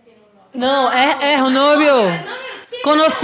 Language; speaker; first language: Spanish; non-native, learner; Portuguese